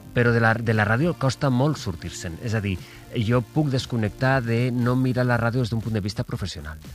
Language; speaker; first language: Catalan; native; Catalan